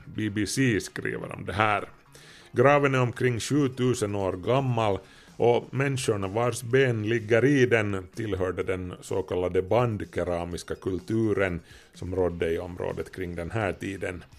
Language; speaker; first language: Swedish; native; Swedish